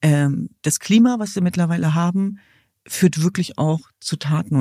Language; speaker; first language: German; early bilingual, other home language; Kurdish